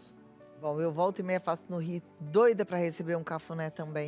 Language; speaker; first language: Portuguese; native; Portuguese